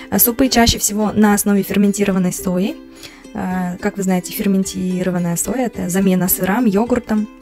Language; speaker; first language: Russian; native; Russian